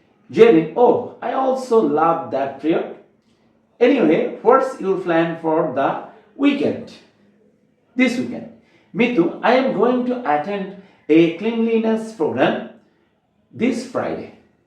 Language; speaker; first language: English; non-native, local second language; Bangla